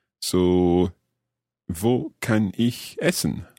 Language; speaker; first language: German; non-native, learner; English